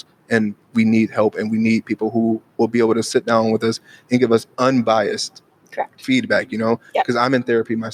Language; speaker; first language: English; native; English